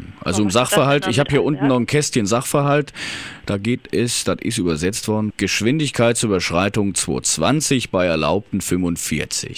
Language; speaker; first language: German; native; German